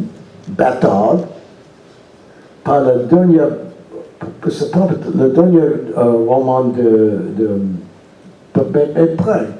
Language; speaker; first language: French; non-native, learner; English